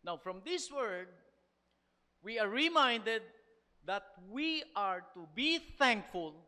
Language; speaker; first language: English; non-native, local second language; Filipino